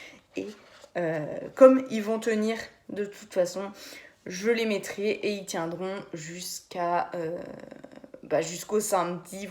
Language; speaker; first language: French; native; French